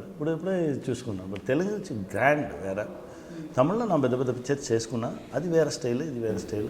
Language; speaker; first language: Telugu; non-native, local second language; Tamil